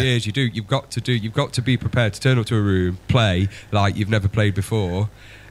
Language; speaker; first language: English; native; English